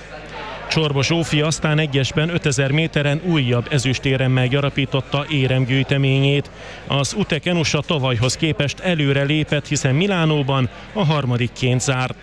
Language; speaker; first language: Hungarian; native; Hungarian